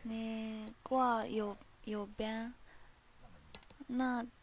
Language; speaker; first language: Chinese; non-native, learner; Japanese